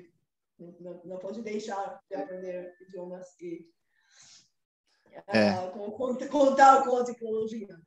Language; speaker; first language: Portuguese; non-native, fluent; Bulgarian